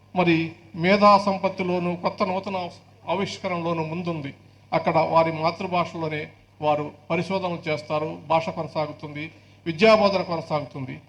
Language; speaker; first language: Telugu; native; Telugu